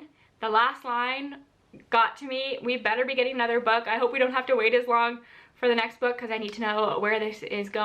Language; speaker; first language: English; native; English